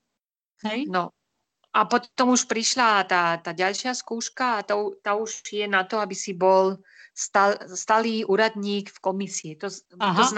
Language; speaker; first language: Slovak; non-native, fluent; Spanish